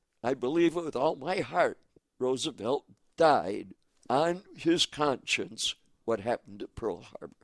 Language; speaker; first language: English; native; English